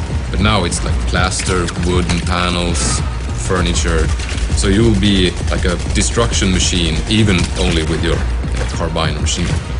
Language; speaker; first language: English; non-native, fluent; Swedish